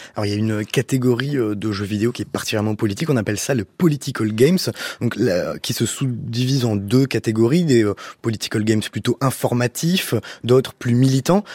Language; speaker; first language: French; native; French